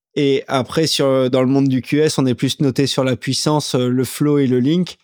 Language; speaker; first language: French; native; French